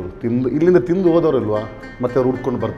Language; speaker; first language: Kannada; non-native, local second language; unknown